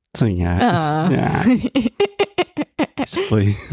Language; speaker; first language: Portuguese; non-native, fluent; English